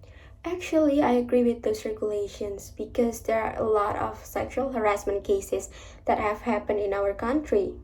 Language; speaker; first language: English; non-native, learner; Indonesian